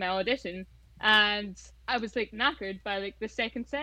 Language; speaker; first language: English; native; English